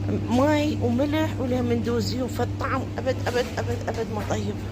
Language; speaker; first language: Arabic; native; Arabic